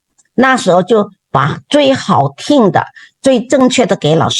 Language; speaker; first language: Chinese; non-native, fluent; Indonesian